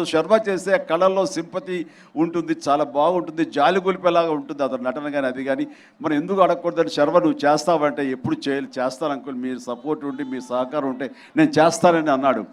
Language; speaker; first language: Telugu; native; Telugu